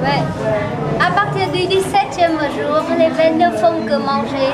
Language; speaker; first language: French; non-native, fluent; Vietnamese